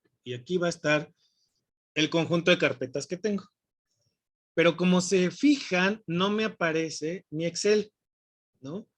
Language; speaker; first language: Spanish; native; Spanish